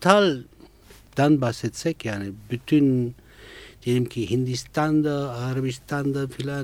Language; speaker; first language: Turkish; non-native, fluent; Italian